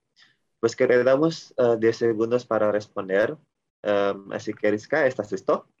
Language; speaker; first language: Spanish; non-native, learner; Indonesian